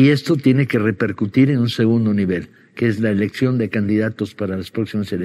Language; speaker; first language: Spanish; native; Spanish